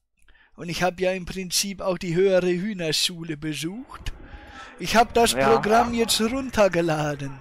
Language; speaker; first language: German; native; German